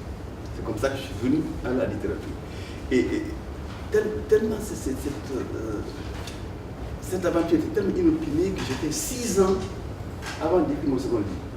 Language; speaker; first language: French; non-native, local second language; Fula